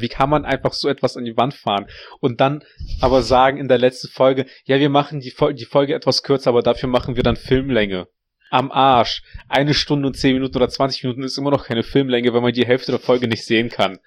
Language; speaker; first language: German; native; German